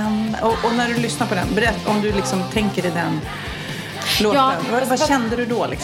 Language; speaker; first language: Swedish; native; Swedish